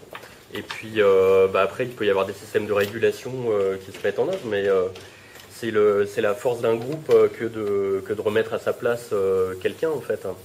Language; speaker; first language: French; native; French